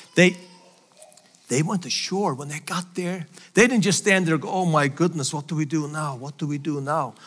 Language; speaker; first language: English; non-native, fluent; Faroese